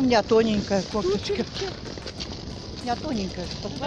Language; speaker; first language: Russian; native; Russian